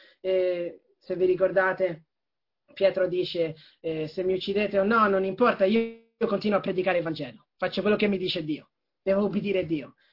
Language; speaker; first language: Italian; non-native, fluent; English